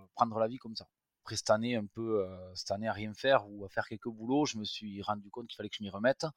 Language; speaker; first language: French; native; French